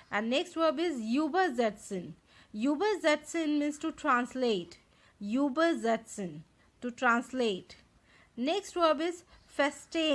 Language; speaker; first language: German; non-native, fluent; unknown